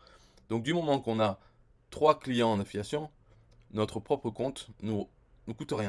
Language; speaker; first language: French; native; French